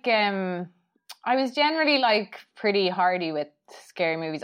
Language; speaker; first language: English; native; English